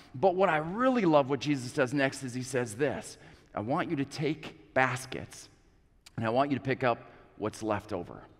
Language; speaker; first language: English; native; English